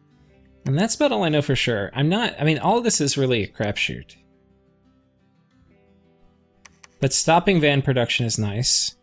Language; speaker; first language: English; native; English